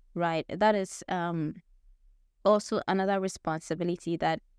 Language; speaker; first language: English; non-native, local second language; Akan